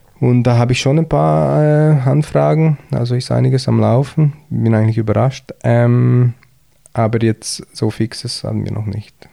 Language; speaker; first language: German; early bilingual, other home language; Hungarian